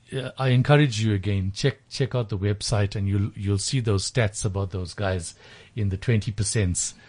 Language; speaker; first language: English; native; English